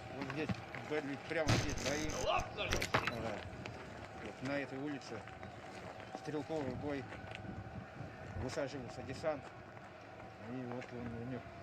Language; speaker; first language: Russian; native; Russian